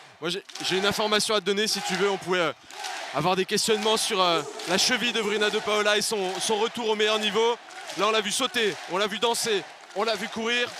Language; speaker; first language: French; native; French